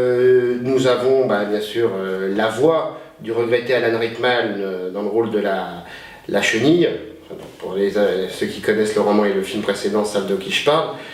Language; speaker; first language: French; native; French